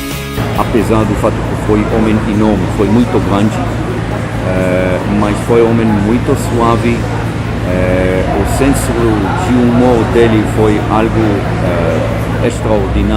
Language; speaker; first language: Portuguese; non-native, fluent; Hebrew